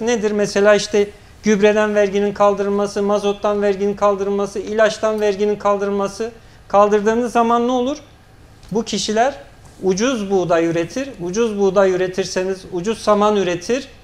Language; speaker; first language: Turkish; native; Turkish